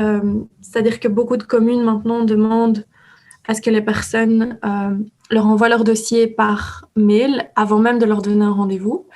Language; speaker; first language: French; native; French